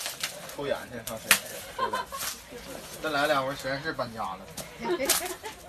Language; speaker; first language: Chinese; native; Chinese